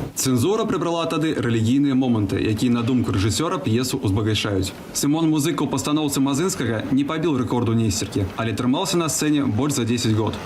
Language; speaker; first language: Belarusian; native; Belarusian